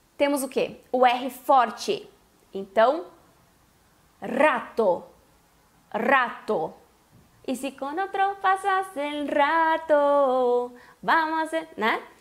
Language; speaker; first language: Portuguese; native; Portuguese